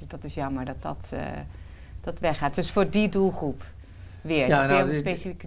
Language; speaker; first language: Dutch; native; Dutch